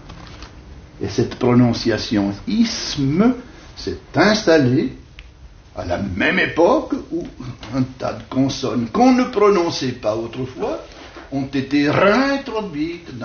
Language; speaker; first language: French; native; French